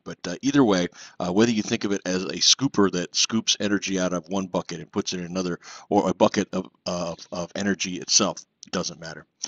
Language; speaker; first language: English; native; English